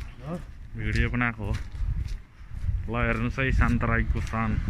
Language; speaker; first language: Nepali; non-native, local second language; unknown